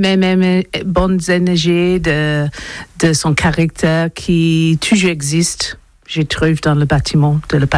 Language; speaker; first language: French; non-native, learner; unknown